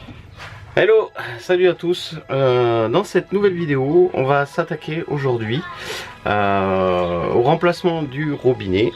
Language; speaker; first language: French; native; French